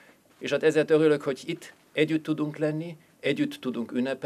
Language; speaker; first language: Hungarian; non-native, fluent; German